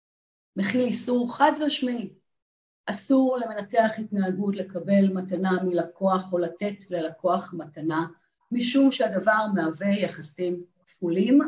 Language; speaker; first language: Hebrew; native; Hebrew